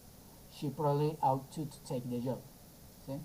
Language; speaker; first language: English; non-native, fluent; Spanish